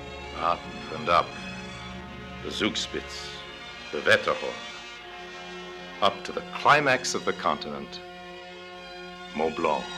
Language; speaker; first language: English; native; English